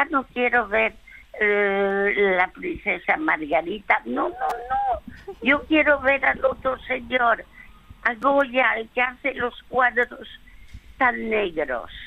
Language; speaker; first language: Spanish; early bilingual, other home language; French